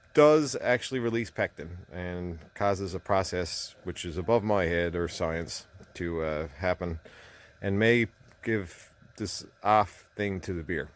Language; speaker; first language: English; native; English